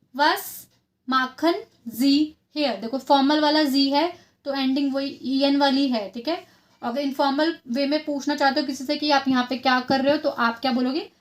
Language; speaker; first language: Hindi; native; Hindi